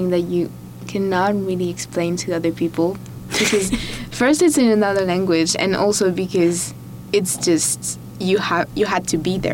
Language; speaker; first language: English; non-native, fluent; French